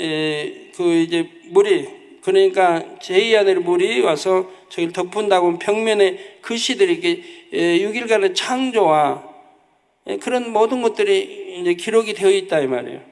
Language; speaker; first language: Korean; native; Korean